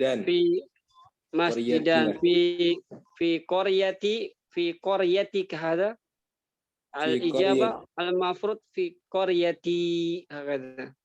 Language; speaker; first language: Arabic; non-native, fluent; Indonesian